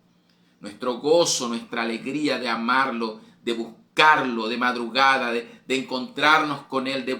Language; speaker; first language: Spanish; native; Spanish